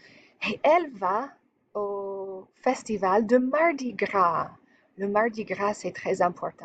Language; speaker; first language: French; non-native, fluent; English